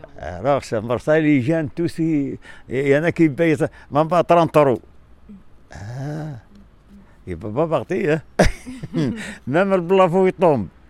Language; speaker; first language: French; non-native, local second language; Arabic